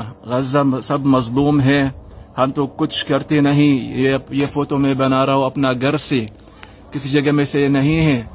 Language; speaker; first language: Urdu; non-native, learner; Arabic